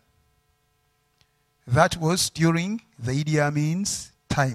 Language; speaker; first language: English; non-native, local second language; Ganda